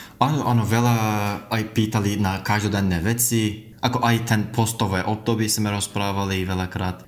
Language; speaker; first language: Slovak; non-native, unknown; Turkish